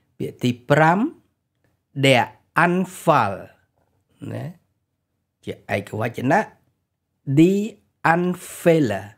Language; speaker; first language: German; non-native, fluent; Khmer